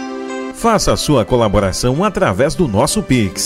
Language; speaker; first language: Portuguese; native; Portuguese